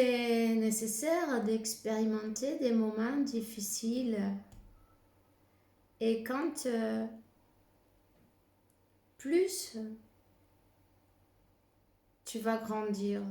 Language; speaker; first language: French; non-native, fluent; Spanish